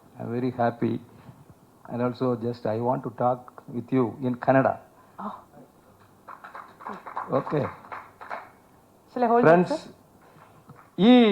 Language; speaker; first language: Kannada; non-native, learner; Tamil